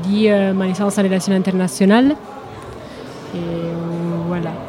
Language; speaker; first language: French; non-native, learner; Italian